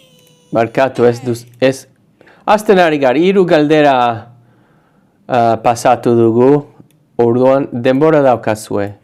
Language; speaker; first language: Basque; non-native, learner; English